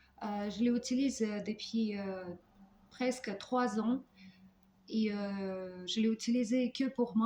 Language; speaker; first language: French; non-native, fluent; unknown